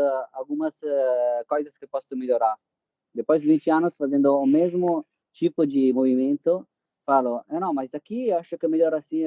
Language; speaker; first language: Portuguese; non-native, fluent; Italian